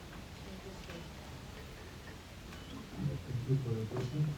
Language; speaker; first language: English; non-native, learner; French